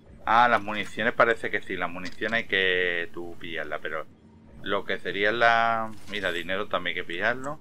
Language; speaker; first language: Spanish; native; Spanish